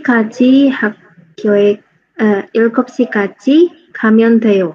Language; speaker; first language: Korean; non-native, learner; Indonesian